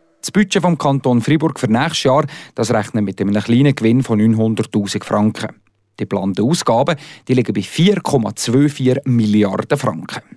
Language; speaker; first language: German; native; German